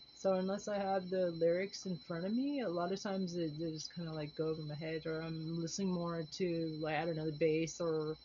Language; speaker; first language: English; native; English